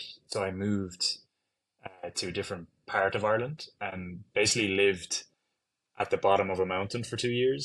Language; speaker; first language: English; native; English